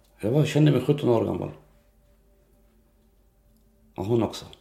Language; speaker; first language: Swedish; non-native, local second language; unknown